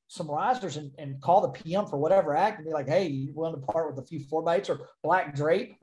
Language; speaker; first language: English; native; English